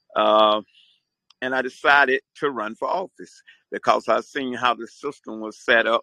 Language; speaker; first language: English; native; English